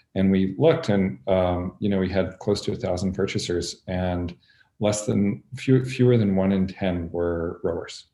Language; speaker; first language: English; native; English